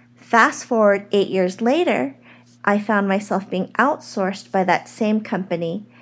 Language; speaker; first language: English; native; English